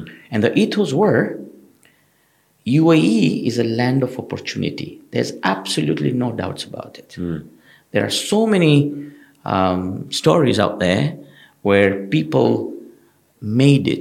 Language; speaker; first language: English; non-native, local second language; Gujarati